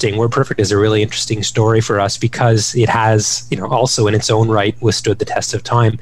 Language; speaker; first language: English; native; English